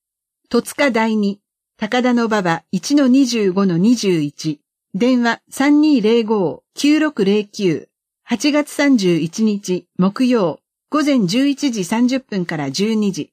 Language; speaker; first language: Japanese; native; Japanese